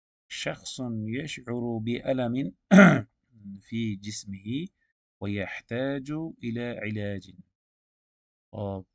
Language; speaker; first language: Arabic; non-native, fluent; Uzbek